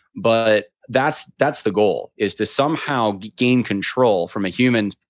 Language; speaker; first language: English; native; English